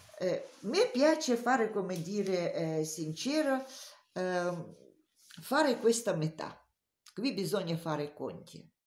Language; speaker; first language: Italian; non-native, learner; Romanian